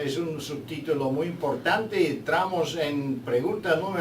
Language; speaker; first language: Spanish; non-native, fluent; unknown